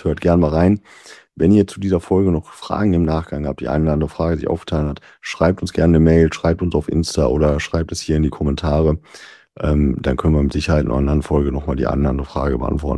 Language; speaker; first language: German; native; German